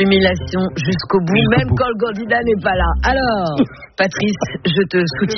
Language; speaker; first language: French; native; French